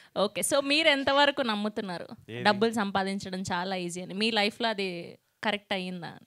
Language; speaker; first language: Telugu; native; Telugu